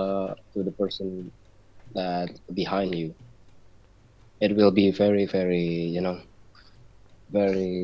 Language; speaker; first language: English; non-native, learner; Indonesian